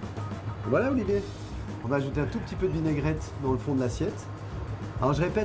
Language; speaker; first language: French; native; French